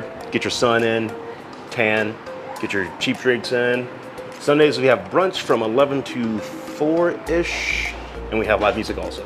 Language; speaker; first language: English; native; English